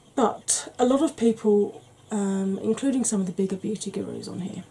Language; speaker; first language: English; native; English